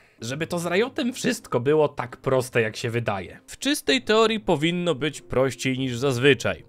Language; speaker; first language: Polish; native; Polish